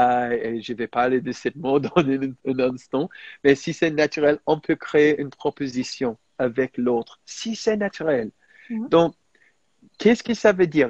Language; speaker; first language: French; non-native, fluent; English